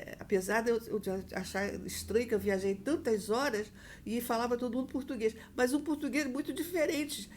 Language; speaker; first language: Portuguese; native; Portuguese